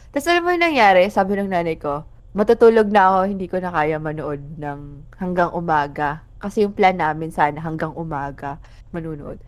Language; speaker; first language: Filipino; non-native, local second language; Bikol